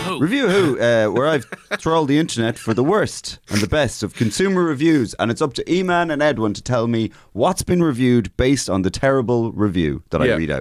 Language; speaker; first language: English; native; English